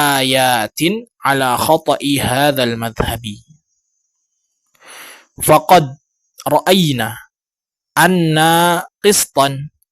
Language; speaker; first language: Arabic; non-native, learner; Indonesian